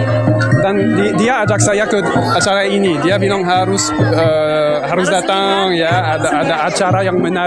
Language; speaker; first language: Indonesian; non-native, fluent; French